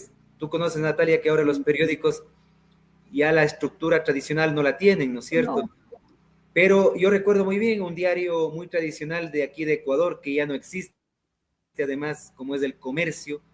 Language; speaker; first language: Spanish; native; Spanish